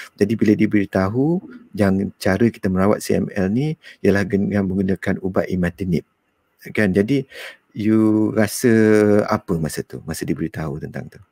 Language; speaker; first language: Malay; native; Malay